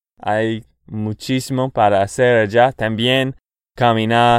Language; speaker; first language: Spanish; non-native, fluent; English